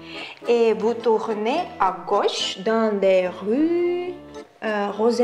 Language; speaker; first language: French; non-native, learner; Estonian